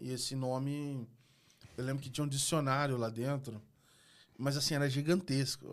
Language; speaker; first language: Portuguese; native; Portuguese